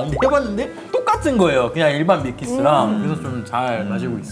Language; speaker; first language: Korean; native; Korean